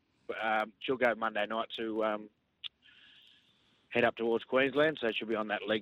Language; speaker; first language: English; native; English